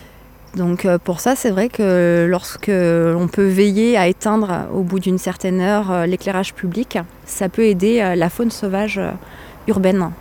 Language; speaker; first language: French; native; French